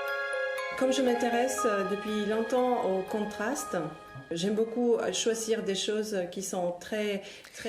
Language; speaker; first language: French; non-native, fluent; Spanish